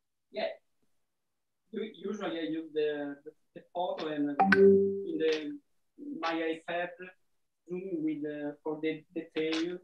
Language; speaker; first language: English; non-native, learner; Italian